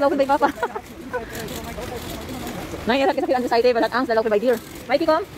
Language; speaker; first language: German; non-native, learner; Filipino